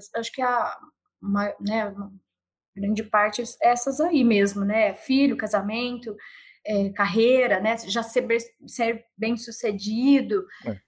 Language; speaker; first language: Portuguese; native; Portuguese